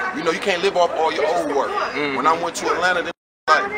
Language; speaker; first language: English; native; English